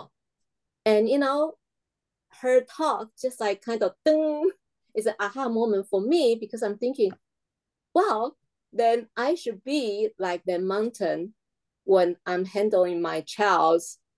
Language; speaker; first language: English; non-native, fluent; Chinese